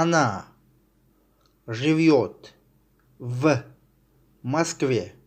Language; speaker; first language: Russian; non-native, fluent; Tajik